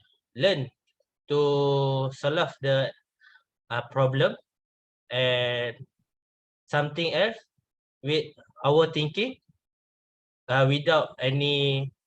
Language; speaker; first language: English; non-native, learner; Malay